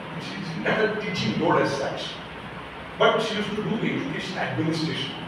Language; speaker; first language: English; non-native, local second language; Marathi